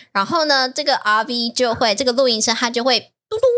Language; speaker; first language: Chinese; native; Chinese